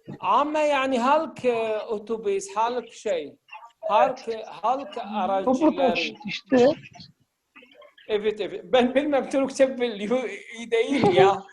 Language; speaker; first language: Turkish; non-native, learner; Arabic